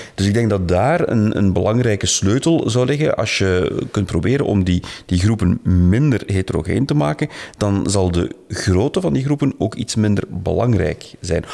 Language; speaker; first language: Dutch; native; Dutch